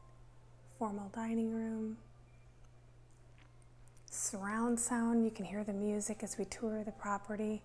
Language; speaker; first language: English; native; English